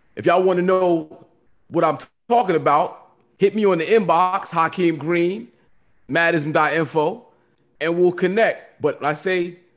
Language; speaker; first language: English; native; English